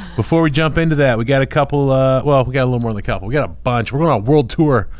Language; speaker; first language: English; native; English